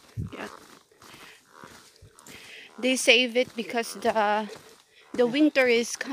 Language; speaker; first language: English; non-native, local second language; Filipino